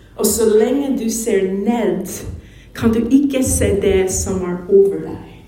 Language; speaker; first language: Norwegian; non-native, fluent; English